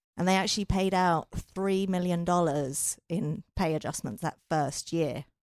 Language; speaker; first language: English; native; English